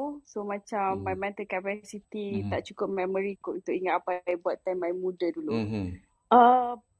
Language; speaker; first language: English; non-native, local second language; Malay